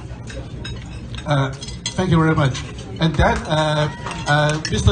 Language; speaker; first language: English; non-native, local second language; Cantonese